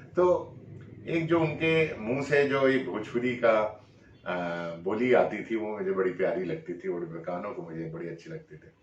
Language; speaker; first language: Hindi; native; Hindi